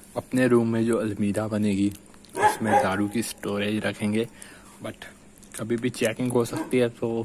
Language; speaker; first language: Hindi; non-native, local second language; Punjabi